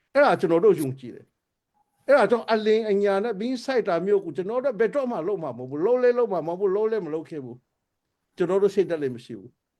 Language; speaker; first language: Burmese; non-native, local second language; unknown